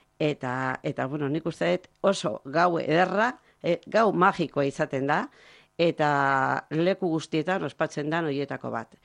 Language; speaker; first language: Basque; native; Basque